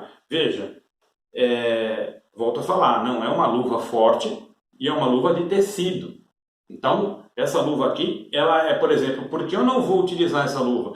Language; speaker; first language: Portuguese; native; Portuguese